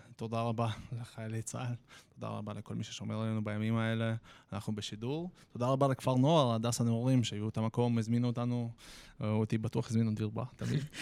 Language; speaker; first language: Hebrew; native; Hebrew